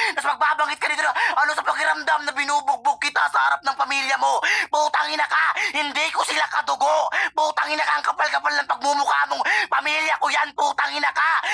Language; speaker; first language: Filipino; non-native, local second language; Cebuano